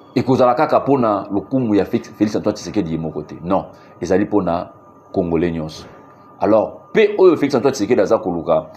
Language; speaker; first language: Lingala; native; Lingala